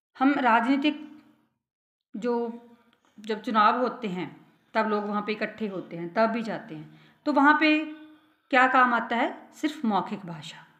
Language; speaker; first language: Hindi; non-native, local second language; Punjabi